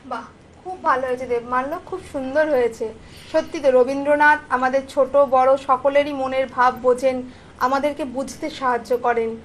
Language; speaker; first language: Bangla; native; Bangla